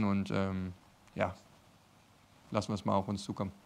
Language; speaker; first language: German; native; German